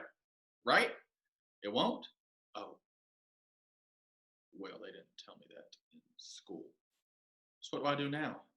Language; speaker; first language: English; native; English